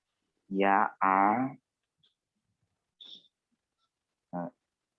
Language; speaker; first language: English; non-native, learner; Vietnamese